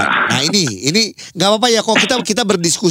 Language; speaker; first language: Indonesian; native; Indonesian